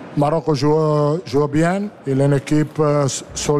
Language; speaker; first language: French; non-native, fluent; Italian